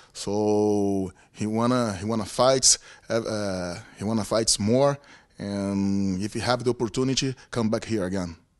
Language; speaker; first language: English; non-native, fluent; Portuguese